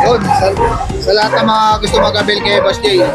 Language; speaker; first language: Filipino; native; Filipino